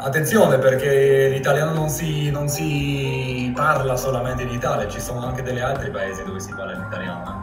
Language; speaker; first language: Italian; non-native, local second language; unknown